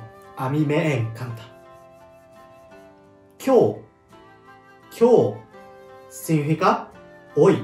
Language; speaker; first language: Spanish; non-native, learner; Japanese